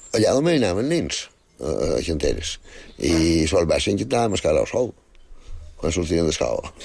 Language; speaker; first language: Catalan; native; Catalan